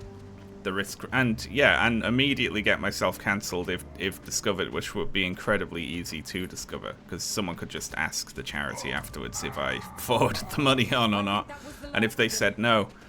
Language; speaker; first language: English; native; English